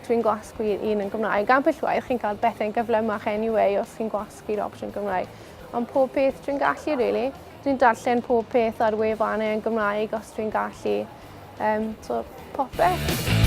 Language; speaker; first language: Welsh; non-native, local second language; English